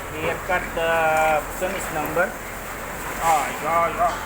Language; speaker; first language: English; non-native, learner; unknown